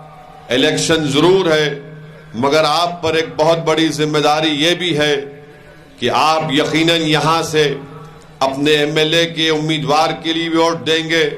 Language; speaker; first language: Urdu; native; Urdu